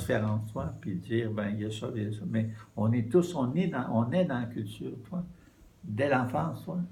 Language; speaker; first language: French; native; French